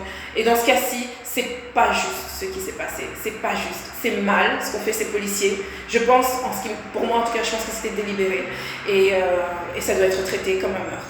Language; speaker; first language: French; native; French